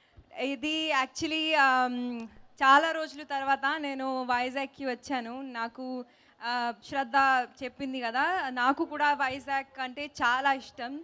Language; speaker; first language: Telugu; non-native, learner; Hindi